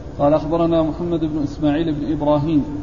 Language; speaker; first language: Arabic; native; Arabic